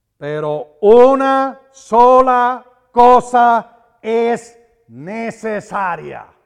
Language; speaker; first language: Spanish; native; Spanish